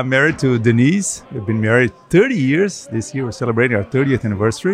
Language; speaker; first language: English; non-native, fluent; Portuguese